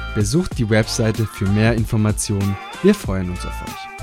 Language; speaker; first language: German; non-native, fluent; Italian